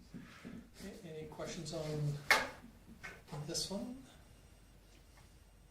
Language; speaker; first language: English; native; English